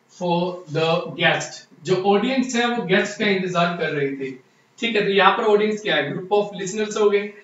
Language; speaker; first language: Hindi; non-native, local second language; Punjabi